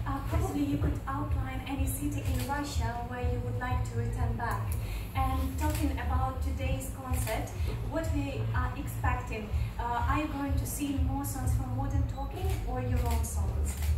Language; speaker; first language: English; non-native, fluent; Russian